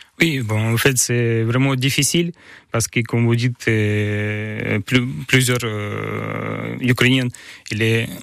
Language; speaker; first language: French; non-native, learner; Ukrainian